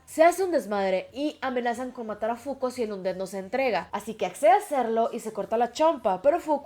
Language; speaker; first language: Spanish; native; Spanish